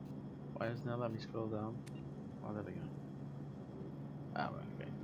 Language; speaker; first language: English; native; English